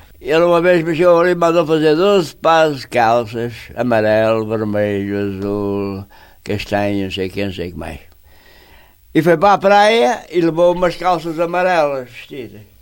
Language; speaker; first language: Portuguese; native; Portuguese